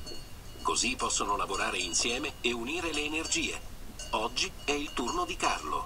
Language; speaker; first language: Italian; native; Italian